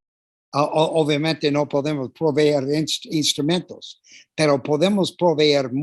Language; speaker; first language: Spanish; non-native, fluent; English